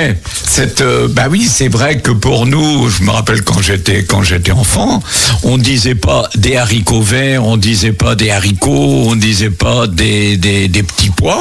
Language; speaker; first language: French; native; French